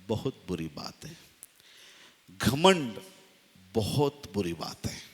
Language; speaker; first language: Hindi; non-native, local second language; Marathi